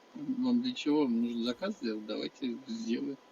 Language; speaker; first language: Russian; native; Russian